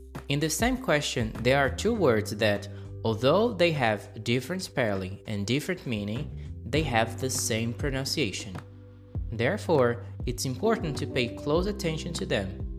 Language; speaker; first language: English; non-native, fluent; Portuguese